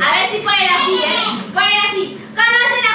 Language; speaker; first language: Spanish; native; Spanish